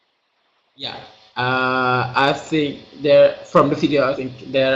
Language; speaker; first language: English; non-native, learner; Indonesian